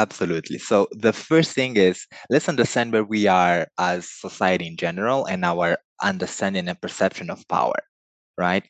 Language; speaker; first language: English; non-native, fluent; Portuguese